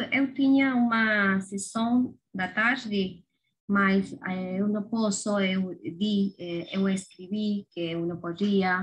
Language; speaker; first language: Portuguese; non-native, fluent; Spanish